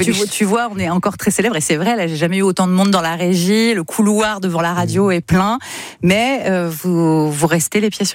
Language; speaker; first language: French; native; French